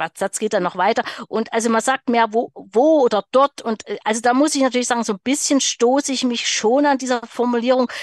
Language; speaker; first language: German; native; German